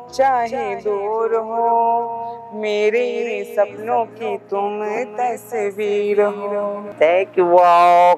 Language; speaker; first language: Hindi; native; Hindi